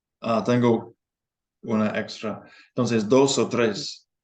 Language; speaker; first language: Spanish; non-native, fluent; English